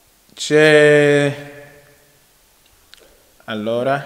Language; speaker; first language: Italian; non-native, learner; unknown